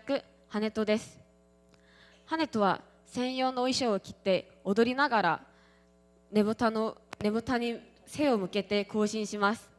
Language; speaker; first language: Japanese; non-native, learner; Korean